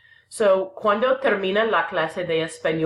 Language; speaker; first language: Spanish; non-native, fluent; English